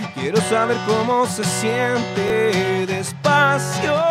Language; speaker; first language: Spanish; native; Spanish